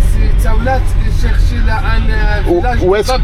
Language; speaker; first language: French; non-native, learner; Arabic